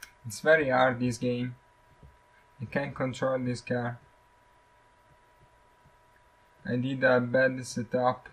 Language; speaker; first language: English; non-native, learner; Italian